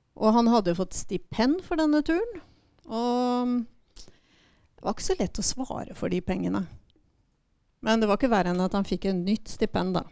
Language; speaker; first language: Norwegian; native; Norwegian